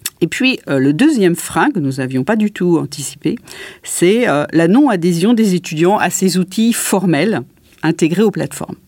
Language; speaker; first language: French; native; French